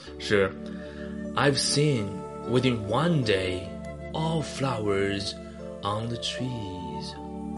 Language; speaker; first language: English; non-native, fluent; Chinese